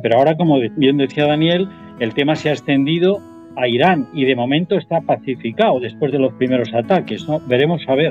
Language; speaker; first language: Spanish; native; Spanish